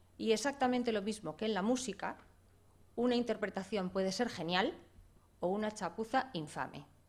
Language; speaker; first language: Spanish; native; Spanish